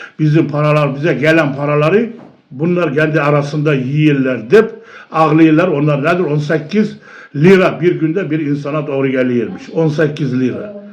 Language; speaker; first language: Turkish; early bilingual, heritage; Turkish